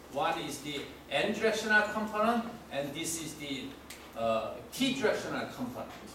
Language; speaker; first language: English; non-native, fluent; Korean